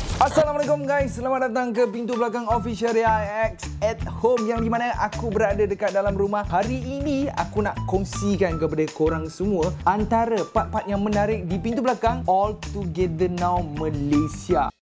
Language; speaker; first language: Malay; native; Malay